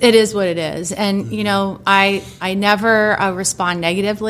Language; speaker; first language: English; native; English